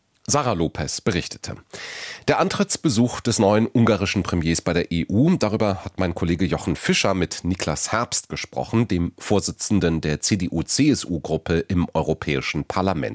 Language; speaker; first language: German; native; German